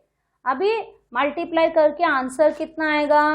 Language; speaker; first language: Hindi; non-native, local second language; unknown